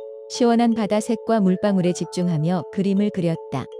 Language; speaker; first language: Korean; native; Korean